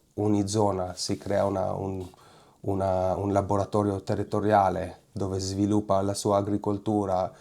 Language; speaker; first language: Italian; non-native, fluent; Hebrew